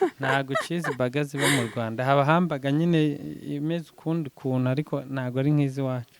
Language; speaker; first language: Kinyarwanda; early bilingual, heritage; Kinyarwanda